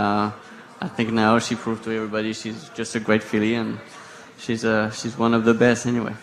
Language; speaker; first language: English; non-native, fluent; French